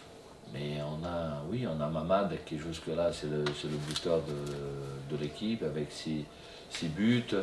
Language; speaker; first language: French; non-native, fluent; Portuguese